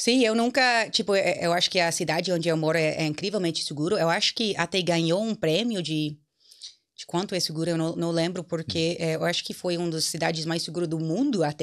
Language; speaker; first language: Portuguese; non-native, fluent; English